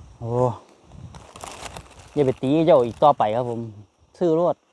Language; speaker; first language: Thai; non-native, local second language; Northeastern Thai